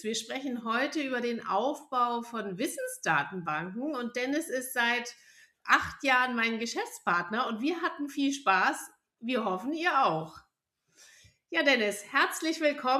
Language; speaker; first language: German; native; German